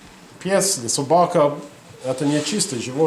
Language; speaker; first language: Russian; non-native, fluent; English